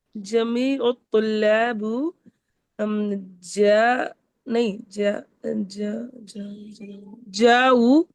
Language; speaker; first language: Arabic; non-native, learner; Urdu